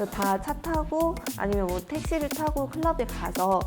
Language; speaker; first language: Korean; non-native, fluent; Mongolian